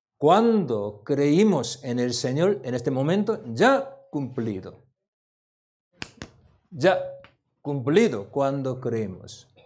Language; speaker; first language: Spanish; non-native, learner; Korean